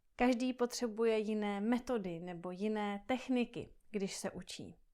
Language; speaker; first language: Czech; native; Czech